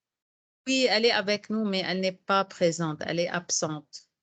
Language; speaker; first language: French; non-native, fluent; Arabic